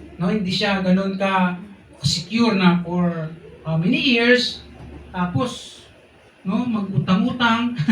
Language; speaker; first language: Filipino; non-native, local second language; Hiligaynon